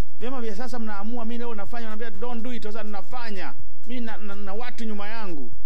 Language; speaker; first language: Swahili; native; Swahili